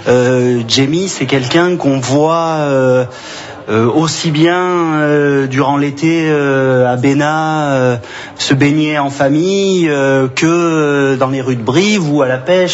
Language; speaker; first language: French; native; French